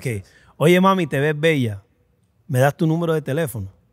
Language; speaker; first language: Spanish; early bilingual, heritage; Spanish